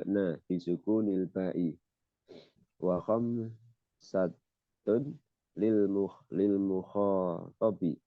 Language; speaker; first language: Arabic; non-native, learner; Indonesian